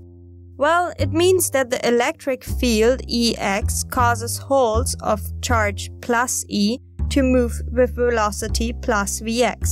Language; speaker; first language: English; non-native, fluent; German